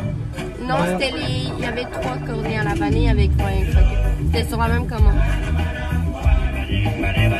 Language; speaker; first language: French; non-native, learner; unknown